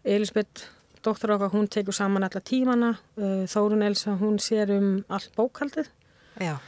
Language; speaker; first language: Icelandic; non-native, fluent; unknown